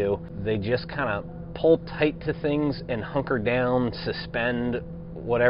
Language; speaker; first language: English; native; English